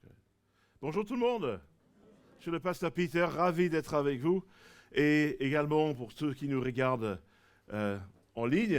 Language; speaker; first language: French; non-native, fluent; English